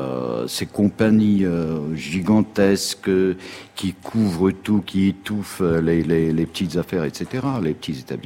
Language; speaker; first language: French; non-native, fluent; Russian